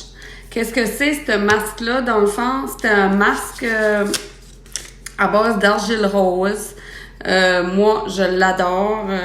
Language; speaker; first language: French; native; French